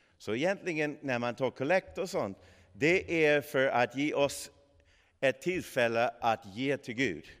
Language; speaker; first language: Swedish; non-native, fluent; English